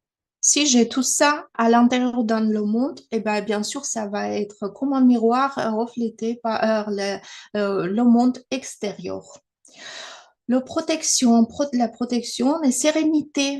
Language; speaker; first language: French; non-native, fluent; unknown